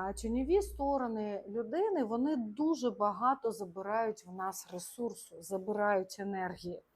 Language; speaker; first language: Ukrainian; non-native, local second language; Russian